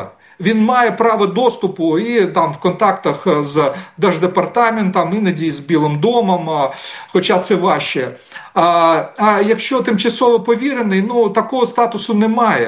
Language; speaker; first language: Ukrainian; native; Ukrainian